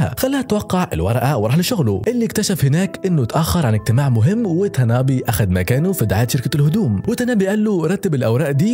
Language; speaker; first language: Arabic; native; Arabic